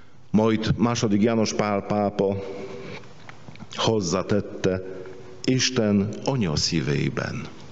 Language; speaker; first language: Hungarian; non-native, fluent; Polish